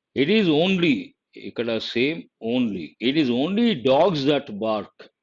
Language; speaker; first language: English; non-native, local second language; Telugu